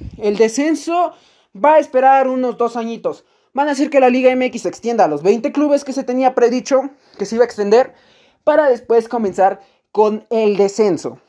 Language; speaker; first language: Spanish; native; Spanish